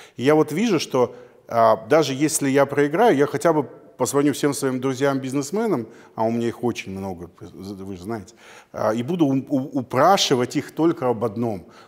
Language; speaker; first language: Russian; native; Russian